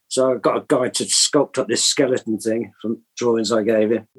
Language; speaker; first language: English; native; English